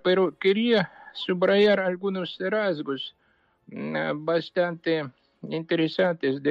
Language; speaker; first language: Spanish; non-native, fluent; Ukrainian